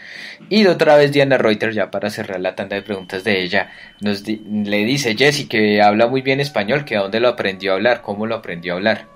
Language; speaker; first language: Spanish; native; Spanish